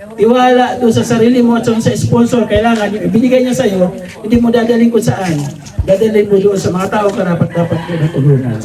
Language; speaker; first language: Filipino; non-native, local second language; Waray